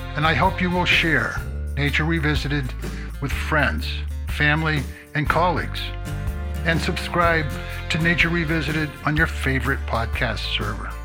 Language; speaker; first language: English; native; English